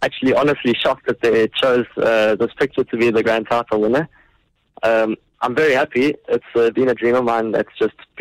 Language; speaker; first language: English; native; English